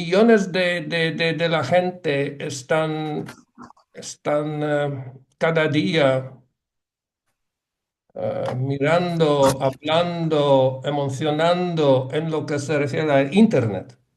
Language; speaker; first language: Spanish; non-native, fluent; Polish